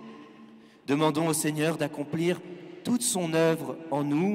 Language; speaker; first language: French; native; French